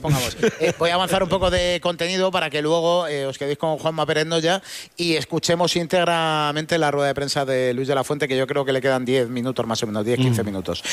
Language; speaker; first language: Spanish; native; Spanish